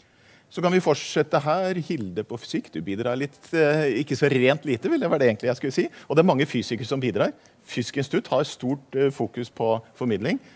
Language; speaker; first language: Norwegian; native; Norwegian